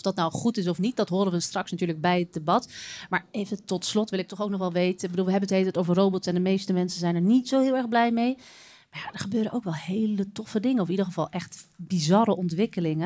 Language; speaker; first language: Dutch; native; Dutch